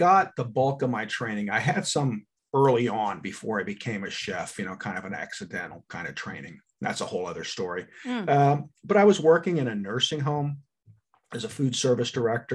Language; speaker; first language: English; native; English